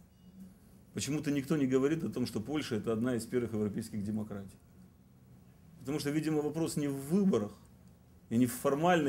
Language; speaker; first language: Russian; native; Russian